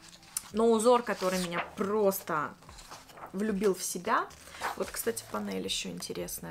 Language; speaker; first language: Russian; native; Russian